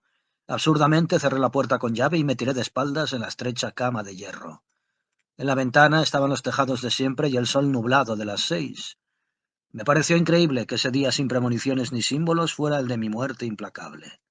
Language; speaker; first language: Spanish; native; Spanish